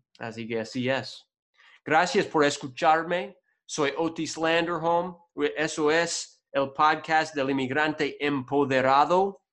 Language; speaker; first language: Spanish; non-native, fluent; English